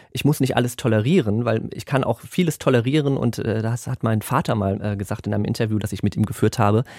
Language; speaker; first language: German; native; German